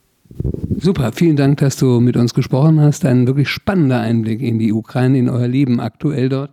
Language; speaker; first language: German; native; German